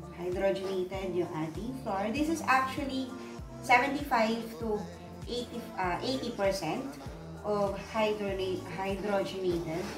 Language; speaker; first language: English; non-native, local second language; Filipino